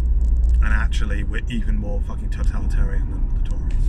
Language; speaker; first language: English; native; English